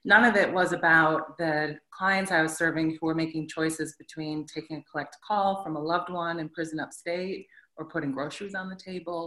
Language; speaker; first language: English; native; English